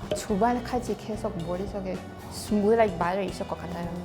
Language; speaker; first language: Korean; non-native, learner; Hebrew